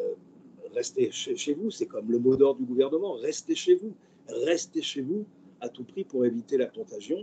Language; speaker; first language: French; native; French